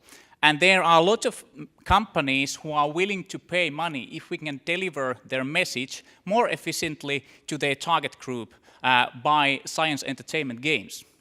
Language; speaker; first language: English; non-native, fluent; Finnish